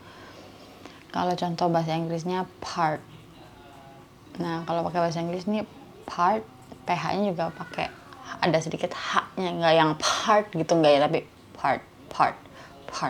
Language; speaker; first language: Indonesian; native; Indonesian